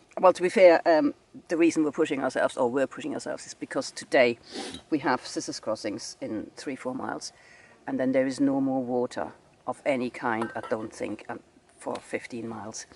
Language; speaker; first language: English; native; English